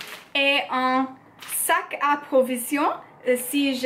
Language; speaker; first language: French; non-native, learner; English